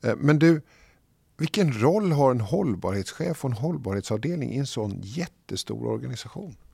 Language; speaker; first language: Swedish; native; Swedish